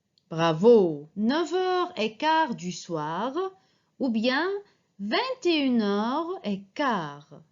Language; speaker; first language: French; non-native, fluent; Arabic